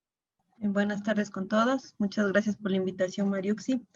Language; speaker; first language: Spanish; native; Spanish